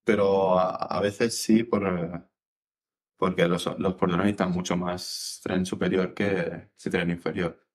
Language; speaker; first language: Spanish; native; Spanish